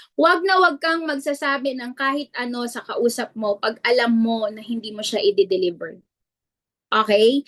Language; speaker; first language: Filipino; non-native, local second language; Iloko